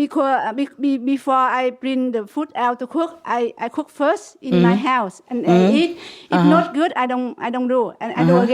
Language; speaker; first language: English; non-native, learner; Vietnamese